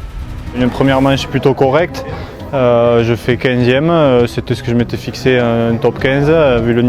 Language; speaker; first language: French; native; French